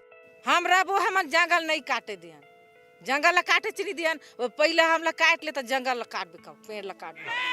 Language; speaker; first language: Hindi; non-native, local second language; Chhattisgarhi